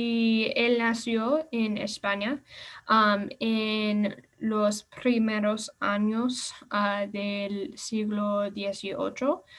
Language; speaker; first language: Spanish; non-native, learner; English